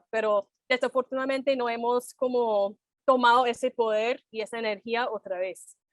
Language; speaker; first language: Spanish; non-native, fluent; English